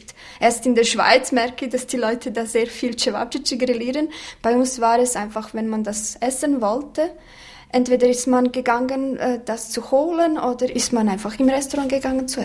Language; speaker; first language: German; non-native, fluent; Bosnian